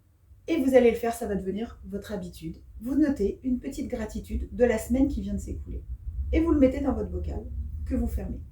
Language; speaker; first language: French; native; French